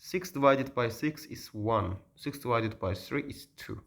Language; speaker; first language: English; non-native, learner; Azerbaijani